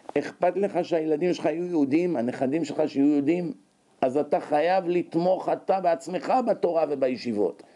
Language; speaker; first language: Hebrew; native; Hebrew